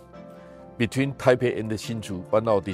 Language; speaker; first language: English; non-native, fluent; Chinese